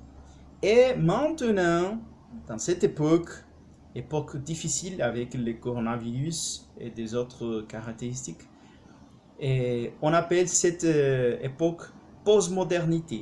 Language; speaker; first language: French; non-native, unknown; Spanish